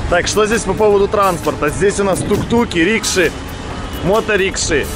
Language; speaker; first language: Russian; native; Russian